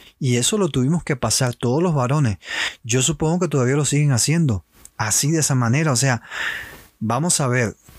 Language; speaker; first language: Spanish; native; Spanish